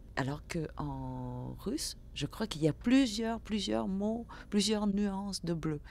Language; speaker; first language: French; early bilingual, other home language; Vietnamese